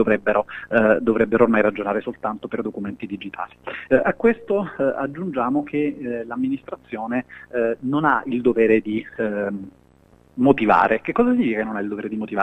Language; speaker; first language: Italian; native; Italian